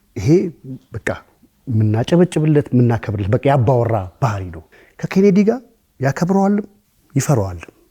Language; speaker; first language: Amharic; native; Amharic